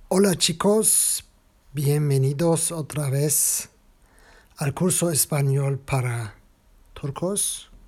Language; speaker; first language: Spanish; non-native, fluent; Turkish